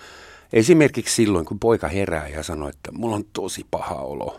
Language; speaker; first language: Finnish; native; Finnish